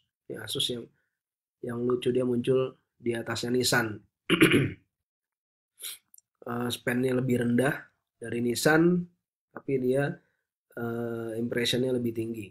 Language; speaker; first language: Indonesian; native; Indonesian